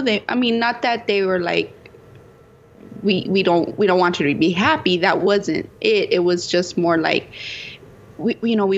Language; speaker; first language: English; early bilingual, other home language; Spanish